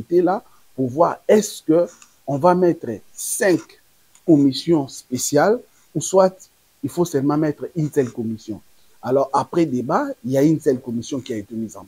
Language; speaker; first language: French; non-native, local second language; Lingala